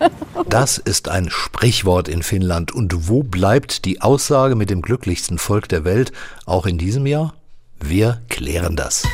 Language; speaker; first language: German; native; German